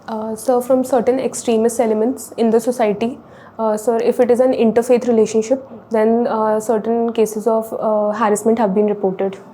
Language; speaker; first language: English; non-native, local second language; Hindi